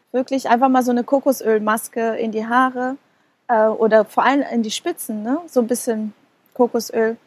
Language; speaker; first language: German; non-native, fluent; Portuguese